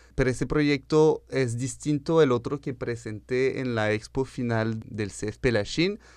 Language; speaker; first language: Spanish; early bilingual, heritage; French